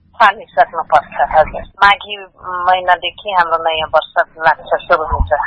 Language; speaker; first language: Nepali; non-native, local second language; Dangaura Tharu